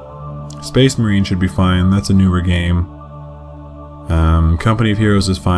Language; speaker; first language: English; native; English